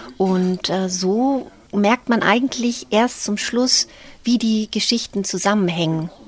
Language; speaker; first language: German; native; German